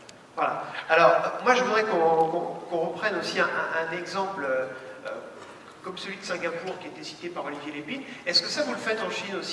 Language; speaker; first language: French; native; French